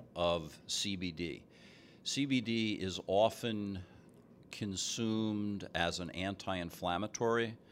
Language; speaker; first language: English; native; English